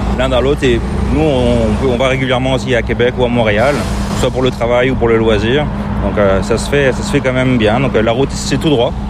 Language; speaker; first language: French; native; French